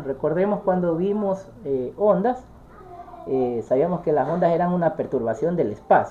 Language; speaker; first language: Spanish; native; Spanish